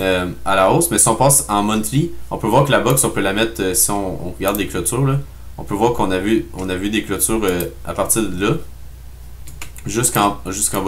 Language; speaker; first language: French; native; French